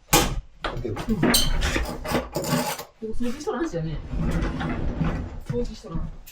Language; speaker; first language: Japanese; native; Japanese